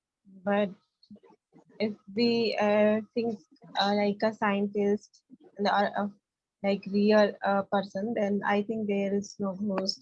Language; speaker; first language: English; non-native, learner; Hindi